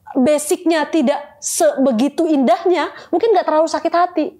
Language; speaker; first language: Indonesian; native; Indonesian